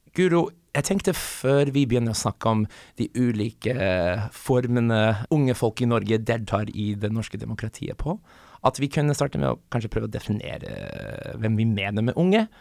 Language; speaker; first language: Norwegian; non-native, fluent; English